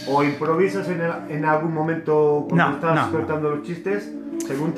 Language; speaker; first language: Spanish; native; Spanish